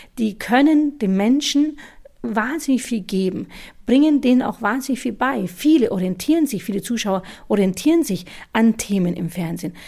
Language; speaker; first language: German; native; German